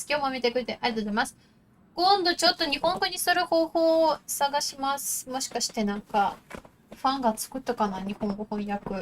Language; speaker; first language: Japanese; non-native, learner; Russian